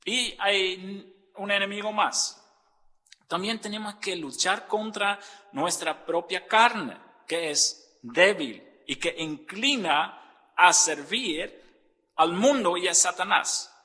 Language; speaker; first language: Spanish; non-native, fluent; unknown